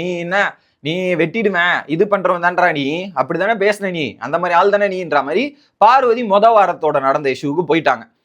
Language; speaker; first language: Tamil; native; Tamil